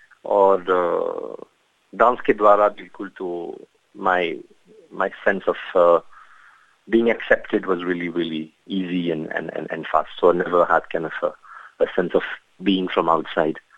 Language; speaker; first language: Hindi; non-native, fluent; French